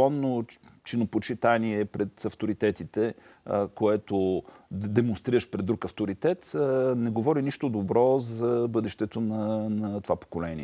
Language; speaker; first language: Bulgarian; native; Bulgarian